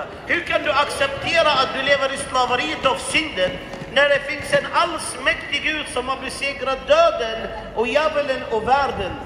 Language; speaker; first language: Swedish; non-native, fluent; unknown